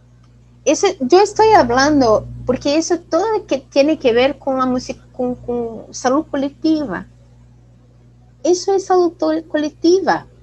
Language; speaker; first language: Spanish; non-native, fluent; Portuguese